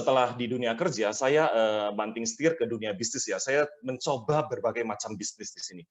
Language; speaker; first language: Indonesian; native; Indonesian